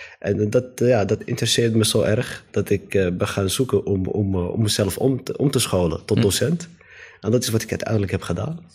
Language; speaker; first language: Dutch; native; Dutch